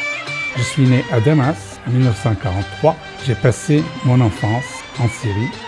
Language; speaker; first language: French; non-native, fluent; Arabic